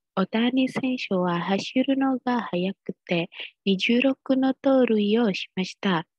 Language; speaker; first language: Japanese; non-native, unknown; Indonesian